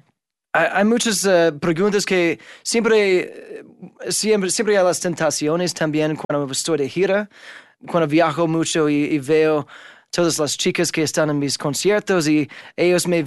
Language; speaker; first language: Spanish; non-native, fluent; English